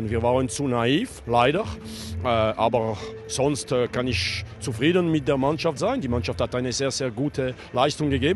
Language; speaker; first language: German; non-native, learner; French